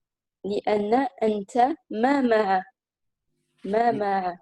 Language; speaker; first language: Arabic; non-native, learner; French